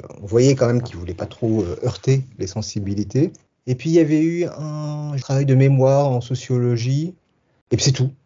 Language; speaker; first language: French; early bilingual, other home language; Tachelhit